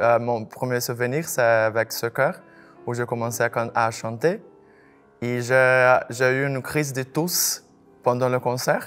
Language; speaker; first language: French; non-native, fluent; Portuguese